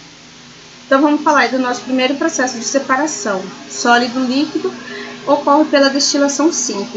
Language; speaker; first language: Portuguese; native; Portuguese